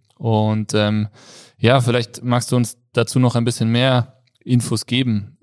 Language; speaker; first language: German; native; German